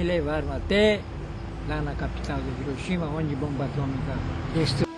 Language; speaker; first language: Portuguese; early bilingual, other home language; Japanese